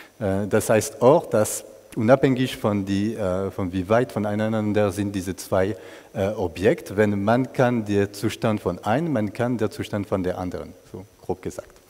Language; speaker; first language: German; non-native, fluent; French